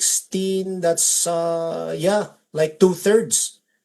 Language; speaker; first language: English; non-native, local second language; Filipino